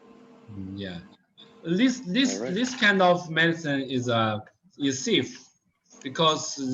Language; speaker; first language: English; non-native, learner; Chinese